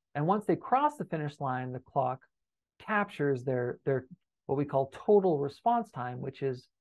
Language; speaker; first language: English; native; English